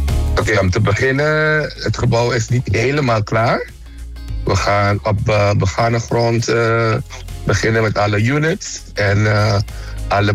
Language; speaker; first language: Dutch; non-native, local second language; Papiamento